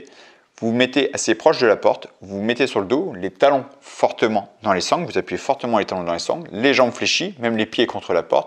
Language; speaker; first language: French; native; French